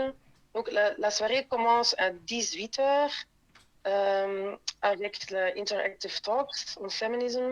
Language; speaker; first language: French; non-native, local second language; Dutch